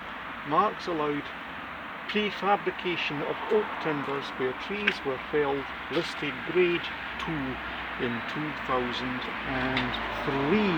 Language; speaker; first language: English; native; English